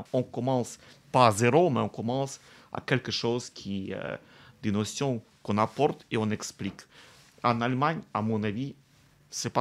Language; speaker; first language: French; non-native, fluent; Russian